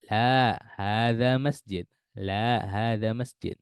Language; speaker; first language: Arabic; non-native, fluent; Indonesian